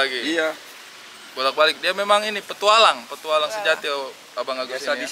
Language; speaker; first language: Indonesian; native; Indonesian